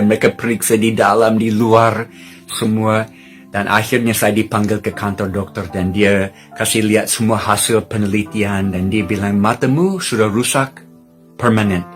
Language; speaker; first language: Indonesian; non-native, fluent; English